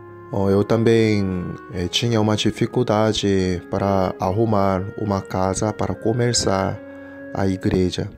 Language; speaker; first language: Portuguese; non-native, fluent; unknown